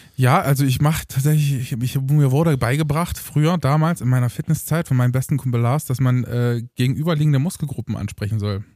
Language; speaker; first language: German; early bilingual, other home language; Romanian